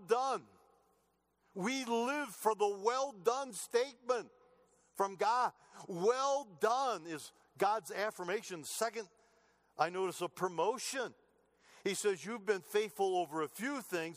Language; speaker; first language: English; native; English